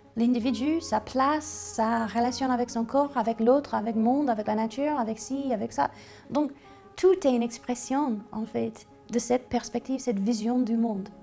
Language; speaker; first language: French; non-native, fluent; English